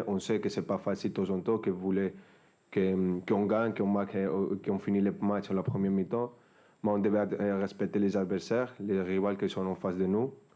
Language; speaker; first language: French; non-native, fluent; Spanish